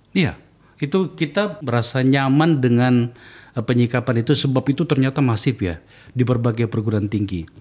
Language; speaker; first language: Indonesian; native; Indonesian